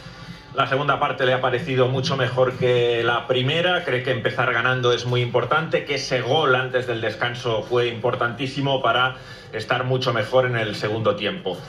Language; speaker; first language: Spanish; native; Spanish